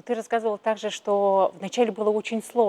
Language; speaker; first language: Russian; native; Russian